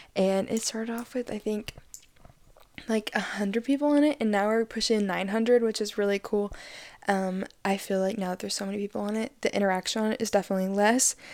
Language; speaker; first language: English; native; English